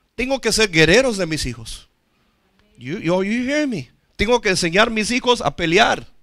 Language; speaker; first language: Spanish; non-native, fluent; English